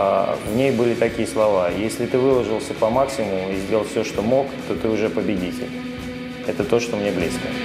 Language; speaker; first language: Russian; native; Russian